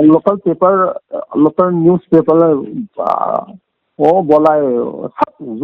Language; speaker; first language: Hindi; non-native, local second language; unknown